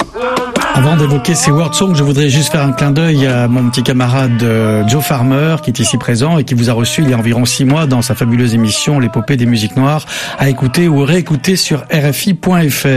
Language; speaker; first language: French; native; French